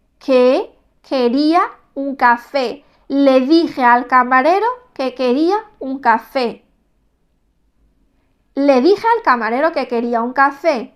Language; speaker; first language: Spanish; non-native, fluent; Arabic